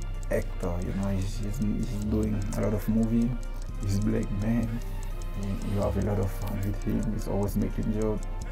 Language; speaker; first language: English; non-native, learner; French